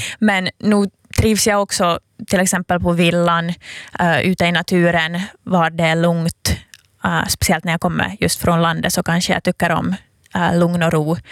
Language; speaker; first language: Swedish; native; Swedish